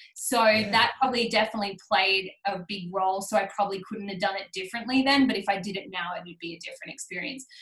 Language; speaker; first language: English; native; English